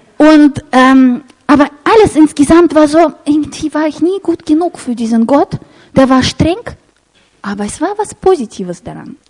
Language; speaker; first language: German; non-native, fluent; Russian